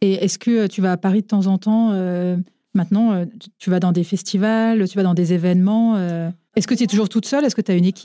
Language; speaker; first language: French; native; French